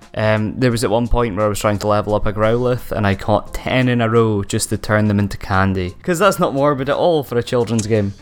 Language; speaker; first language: English; native; English